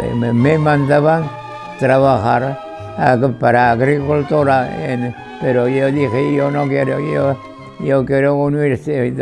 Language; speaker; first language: Spanish; non-native, fluent; Georgian